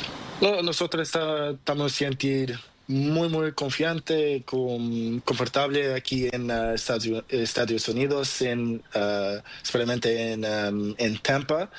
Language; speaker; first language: Spanish; non-native, learner; Portuguese